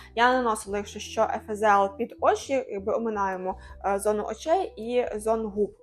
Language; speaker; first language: Ukrainian; non-native, local second language; Russian